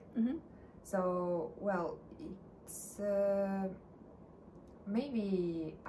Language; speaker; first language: English; non-native, learner; Russian